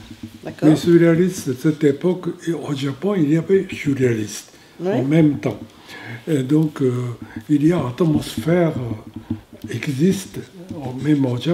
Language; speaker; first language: French; non-native, fluent; Japanese